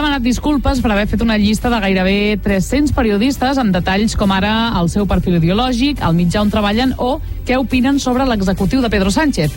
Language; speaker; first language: Catalan; native; Catalan